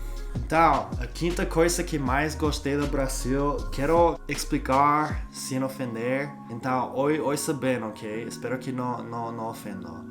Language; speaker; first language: Portuguese; non-native, learner; English